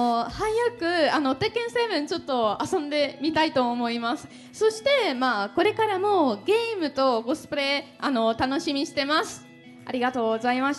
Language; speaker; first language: Japanese; non-native, learner; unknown